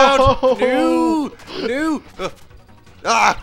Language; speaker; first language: English; native; English